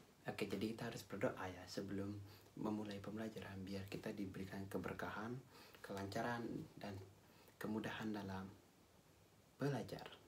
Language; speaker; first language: Indonesian; non-native, local second language; Balinese